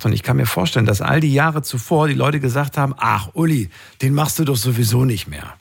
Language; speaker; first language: German; native; German